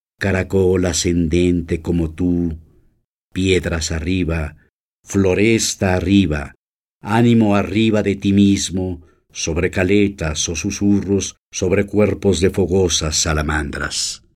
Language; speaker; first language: Spanish; native; Spanish